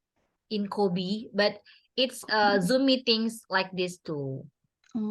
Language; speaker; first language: English; non-native, learner; Indonesian